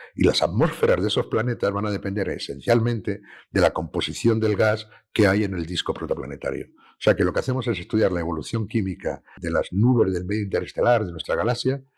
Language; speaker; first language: Spanish; native; Spanish